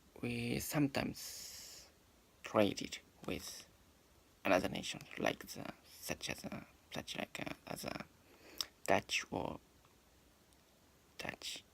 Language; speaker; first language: English; non-native, learner; Japanese